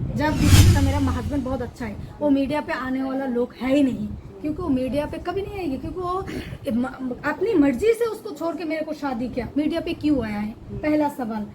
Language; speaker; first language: Hindi; non-native, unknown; Bangla